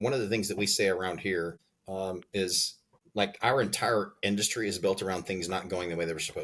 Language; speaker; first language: English; native; English